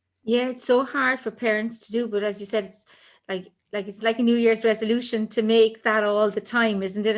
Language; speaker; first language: English; native; English